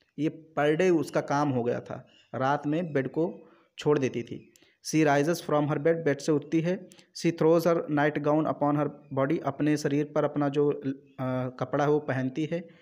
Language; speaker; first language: Hindi; native; Hindi